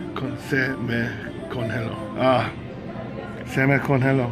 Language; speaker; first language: Spanish; non-native, learner; English